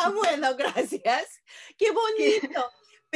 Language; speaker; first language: Spanish; non-native, fluent; Japanese